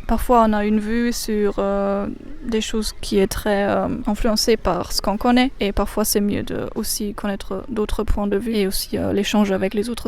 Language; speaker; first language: French; non-native, fluent; German